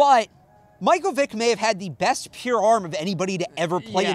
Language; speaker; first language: English; native; English